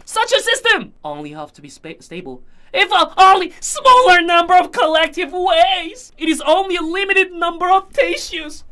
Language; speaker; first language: English; non-native, fluent; Korean